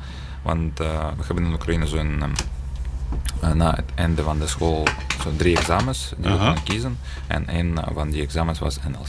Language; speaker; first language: Dutch; non-native, learner; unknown